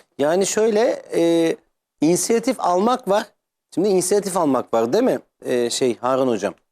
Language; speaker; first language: Turkish; native; Turkish